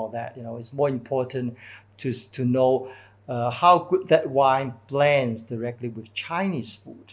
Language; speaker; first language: English; non-native, local second language; Cantonese